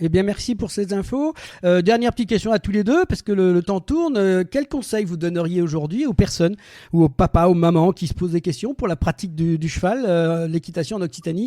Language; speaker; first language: French; native; French